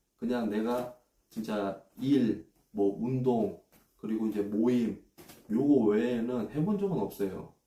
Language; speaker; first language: Korean; native; Korean